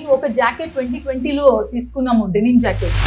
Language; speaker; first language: Telugu; non-native, local second language; Tulu